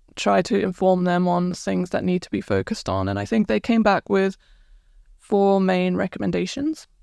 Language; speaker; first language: English; non-native, fluent; Croatian